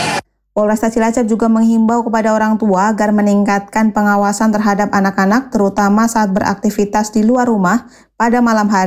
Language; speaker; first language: Indonesian; native; Indonesian